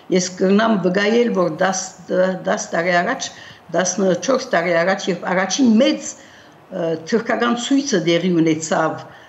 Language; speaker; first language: Armenian; early bilingual, heritage; Armenian